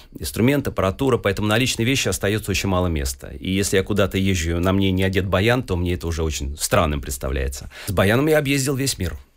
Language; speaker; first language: Russian; native; Russian